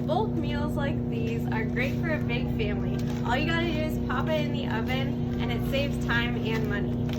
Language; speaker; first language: English; native; English